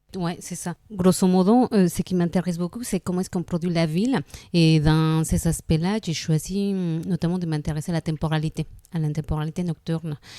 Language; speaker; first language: French; non-native, fluent; Spanish